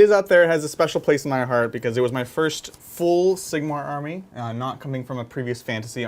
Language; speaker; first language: English; native; English